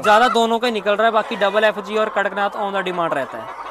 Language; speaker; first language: Hindi; native; Hindi